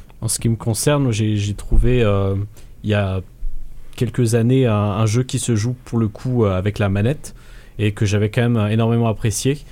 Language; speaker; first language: French; native; French